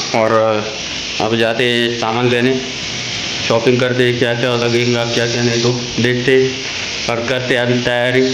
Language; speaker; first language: Hindi; non-native, local second language; Marathi